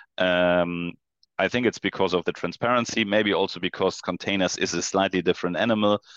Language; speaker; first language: English; non-native, fluent; German